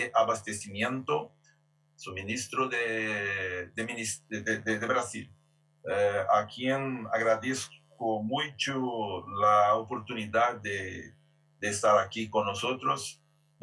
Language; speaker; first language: Spanish; non-native, fluent; Portuguese